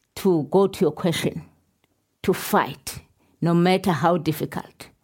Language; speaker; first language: English; non-native, local second language; Xhosa